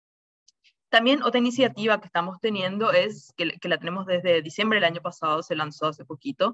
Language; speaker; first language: Spanish; native; Spanish